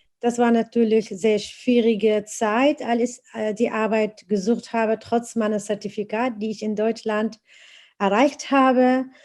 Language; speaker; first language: German; non-native, fluent; Arabic